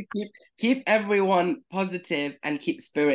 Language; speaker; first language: English; native; English